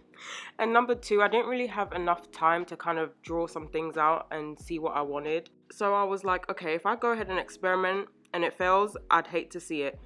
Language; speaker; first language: English; native; English